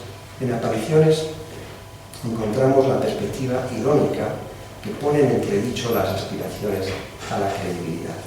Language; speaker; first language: Spanish; native; Spanish